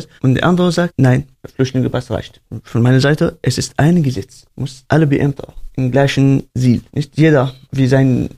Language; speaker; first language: German; non-native, learner; Arabic